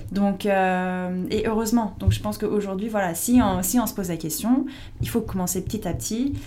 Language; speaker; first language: French; non-native, fluent; English